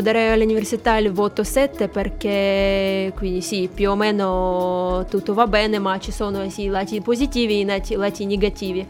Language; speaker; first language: Italian; non-native, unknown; Russian